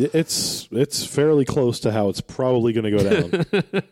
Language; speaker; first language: English; native; English